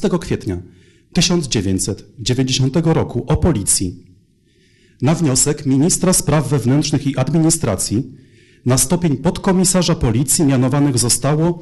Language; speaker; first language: Polish; native; Polish